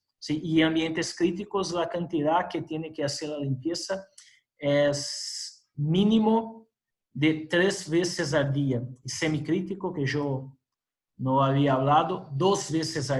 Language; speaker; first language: Spanish; non-native, fluent; Portuguese